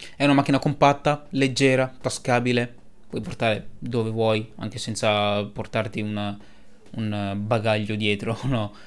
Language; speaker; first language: Italian; early bilingual, other home language; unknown